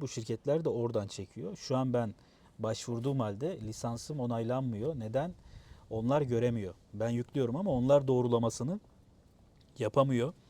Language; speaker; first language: Turkish; native; Turkish